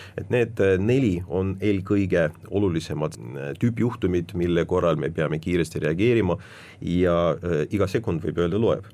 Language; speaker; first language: Estonian; non-native, local second language; Russian